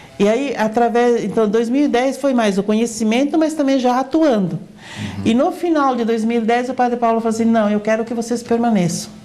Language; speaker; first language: Portuguese; native; Portuguese